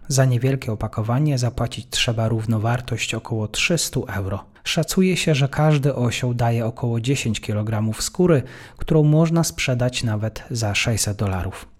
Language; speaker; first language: Polish; native; Polish